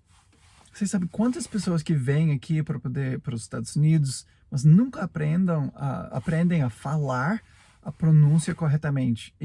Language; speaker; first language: Portuguese; non-native, fluent; English